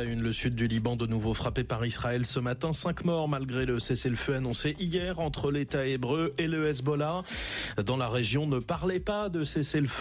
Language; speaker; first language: French; native; French